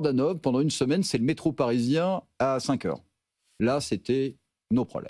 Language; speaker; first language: French; native; French